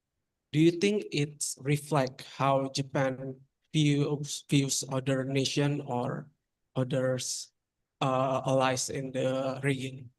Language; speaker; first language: English; non-native, fluent; Indonesian